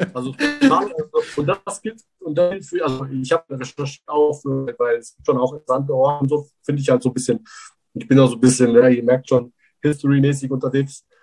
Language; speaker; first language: German; early bilingual, other home language; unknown